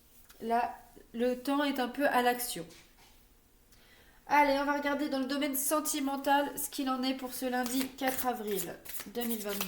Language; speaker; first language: French; native; French